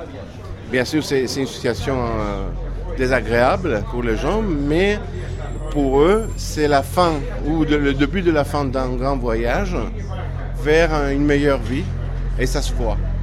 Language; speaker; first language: French; non-native, fluent; Greek